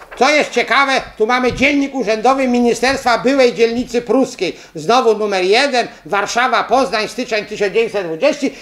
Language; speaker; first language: Polish; native; Polish